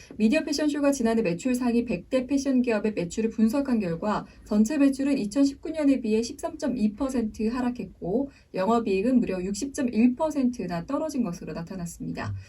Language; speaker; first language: Korean; native; Korean